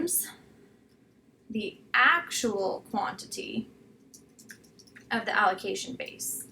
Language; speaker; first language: English; native; English